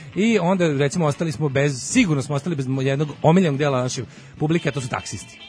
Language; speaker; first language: Serbian; native; Serbian